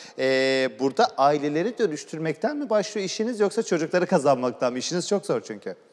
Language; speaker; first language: Turkish; native; Turkish